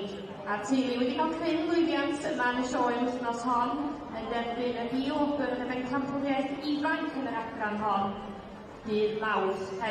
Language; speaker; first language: Welsh; native; Welsh